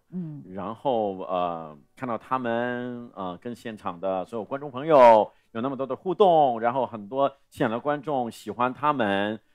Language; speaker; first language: Chinese; non-native, local second language; Cantonese